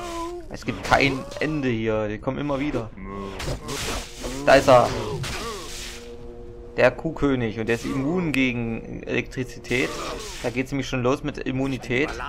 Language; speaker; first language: German; native; German